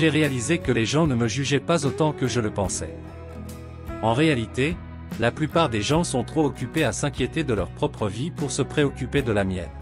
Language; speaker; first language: French; native; French